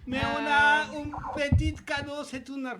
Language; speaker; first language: French; non-native, learner; Spanish